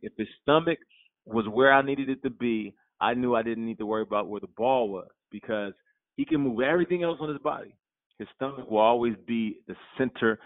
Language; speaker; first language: English; native; English